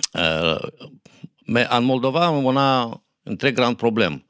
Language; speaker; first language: French; non-native, fluent; Romanian